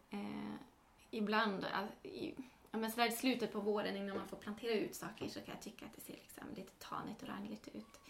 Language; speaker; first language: Swedish; native; Swedish